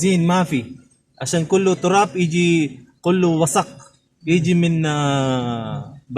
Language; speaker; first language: Arabic; non-native, learner; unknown